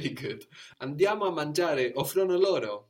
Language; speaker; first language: Italian; non-native, fluent; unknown